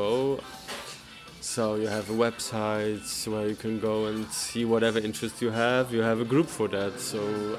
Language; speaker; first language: English; non-native, fluent; Polish